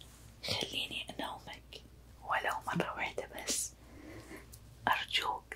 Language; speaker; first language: Arabic; native; Arabic